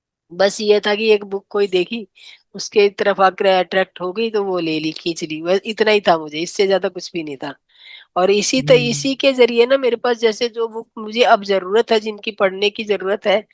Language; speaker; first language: Hindi; native; Hindi